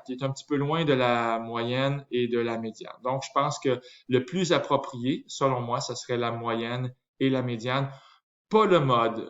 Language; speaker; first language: French; native; French